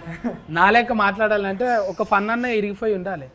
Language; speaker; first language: Telugu; native; Telugu